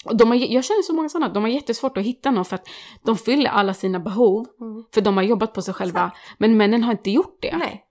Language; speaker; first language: Swedish; early bilingual, other home language; Kurdish